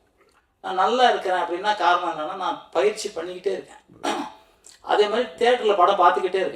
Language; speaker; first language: Tamil; native; Tamil